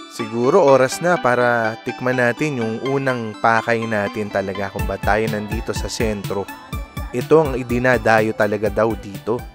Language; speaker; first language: Filipino; native; Filipino